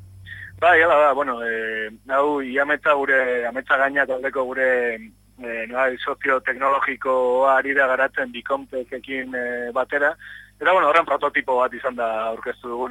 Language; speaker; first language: Basque; native; Basque